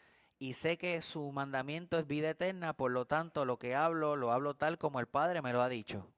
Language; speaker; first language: Spanish; native; Spanish